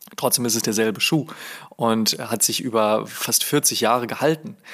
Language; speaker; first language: German; native; German